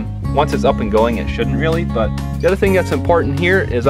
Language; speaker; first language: English; native; English